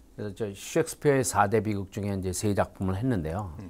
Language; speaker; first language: Korean; native; Korean